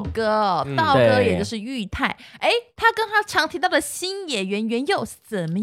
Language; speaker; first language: Chinese; native; Chinese